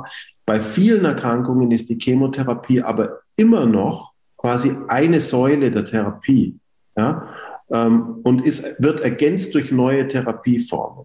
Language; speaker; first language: German; native; German